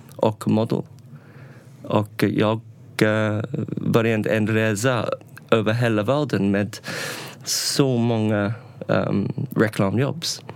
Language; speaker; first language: Swedish; non-native, learner; English